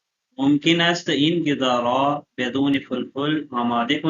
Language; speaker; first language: Persian; non-native, fluent; Urdu